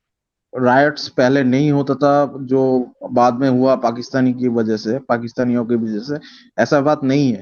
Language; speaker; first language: Hindi; non-native, local second language; Bangla